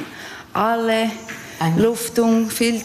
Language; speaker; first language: German; non-native, learner; Portuguese